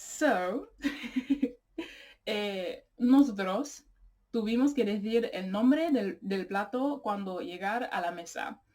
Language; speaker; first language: Spanish; non-native, learner; English